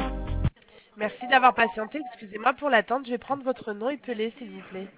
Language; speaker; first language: French; native; French